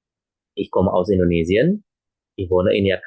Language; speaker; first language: German; non-native, fluent; Indonesian